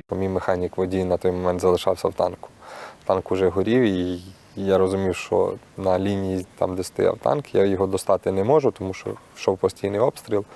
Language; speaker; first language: Ukrainian; native; Ukrainian